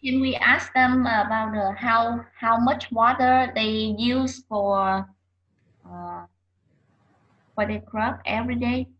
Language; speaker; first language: English; non-native, learner; Vietnamese